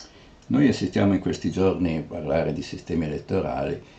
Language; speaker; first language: Italian; native; Italian